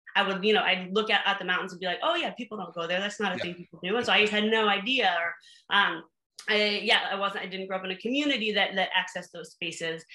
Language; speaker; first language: English; native; English